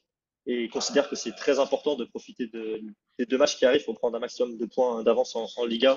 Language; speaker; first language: French; native; French